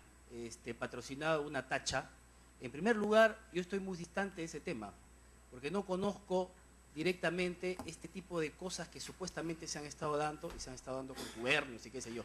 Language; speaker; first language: Spanish; native; Spanish